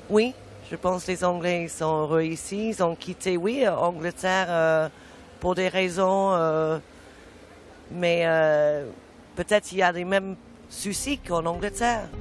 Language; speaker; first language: French; non-native, fluent; English